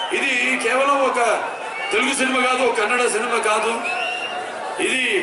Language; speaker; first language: Telugu; native; Telugu